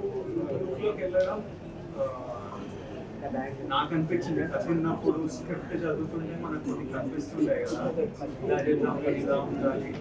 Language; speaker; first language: Telugu; native; Telugu